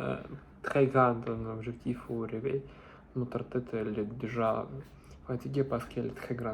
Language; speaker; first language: French; non-native, learner; Russian